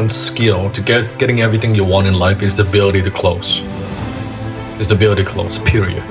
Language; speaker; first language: English; non-native, local second language; Cantonese